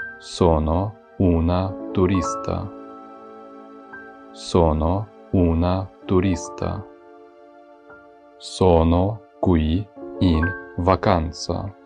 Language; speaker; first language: Italian; non-native, fluent; Ukrainian